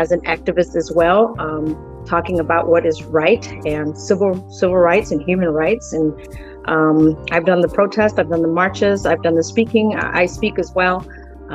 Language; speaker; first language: English; early bilingual, other home language; Spanish